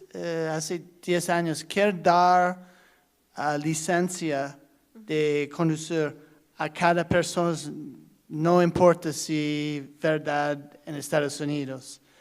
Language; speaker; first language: Spanish; non-native, learner; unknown